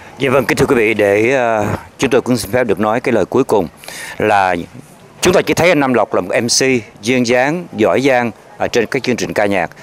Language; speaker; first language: Vietnamese; native; Vietnamese